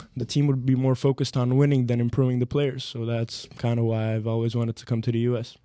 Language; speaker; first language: English; non-native, fluent; Serbian